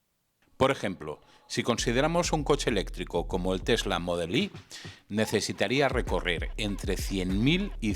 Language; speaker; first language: Spanish; native; Spanish